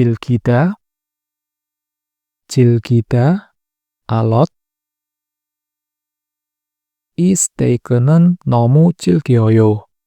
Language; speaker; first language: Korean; non-native, fluent; Indonesian